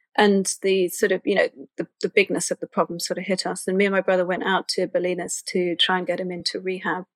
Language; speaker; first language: English; native; English